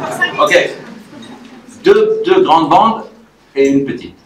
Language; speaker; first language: French; non-native, fluent; Swedish